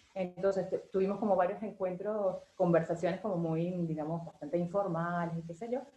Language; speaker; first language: Spanish; native; Spanish